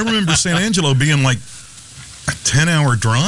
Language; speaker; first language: English; native; English